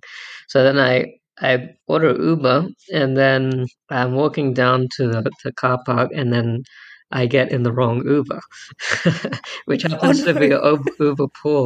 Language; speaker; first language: English; native; English